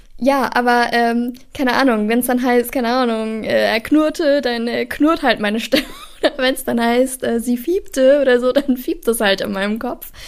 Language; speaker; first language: German; native; German